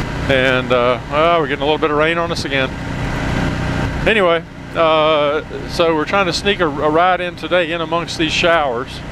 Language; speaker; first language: English; native; English